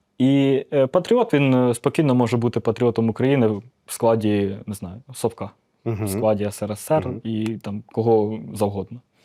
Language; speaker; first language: Ukrainian; native; Ukrainian